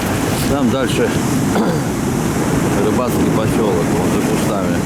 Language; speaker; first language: Russian; native; Russian